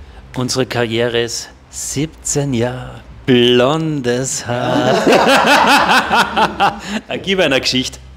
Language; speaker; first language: German; native; German